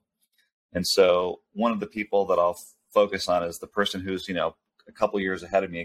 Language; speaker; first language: English; early bilingual, other home language; Spanish